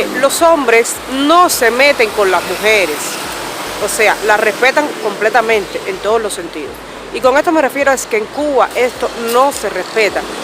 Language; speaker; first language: Spanish; native; Spanish